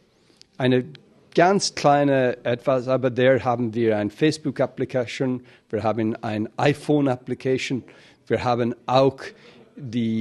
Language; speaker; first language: German; non-native, fluent; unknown